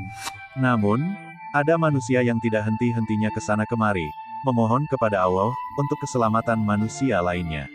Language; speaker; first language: Indonesian; native; Indonesian